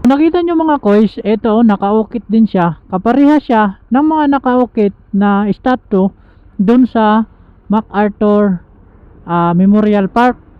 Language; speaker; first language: Filipino; non-native, local second language; Waray